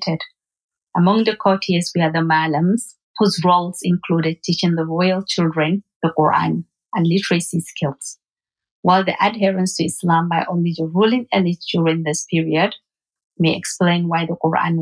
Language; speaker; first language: English; non-native, local second language; Hausa